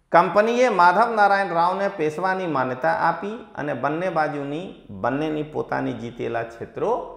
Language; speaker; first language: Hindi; non-native, local second language; Gujarati